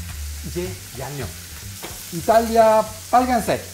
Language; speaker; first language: Korean; non-native, fluent; Italian